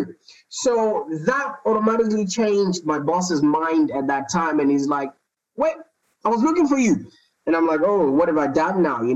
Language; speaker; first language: English; non-native, local second language; Shona